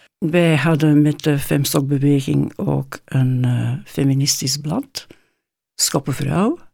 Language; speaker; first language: Dutch; native; Dutch